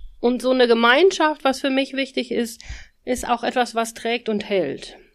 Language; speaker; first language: German; native; German